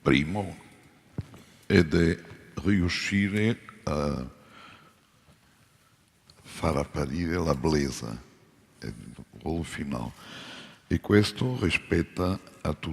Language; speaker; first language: Italian; non-native, fluent; Portuguese